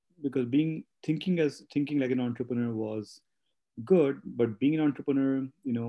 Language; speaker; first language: English; non-native, local second language; Hindi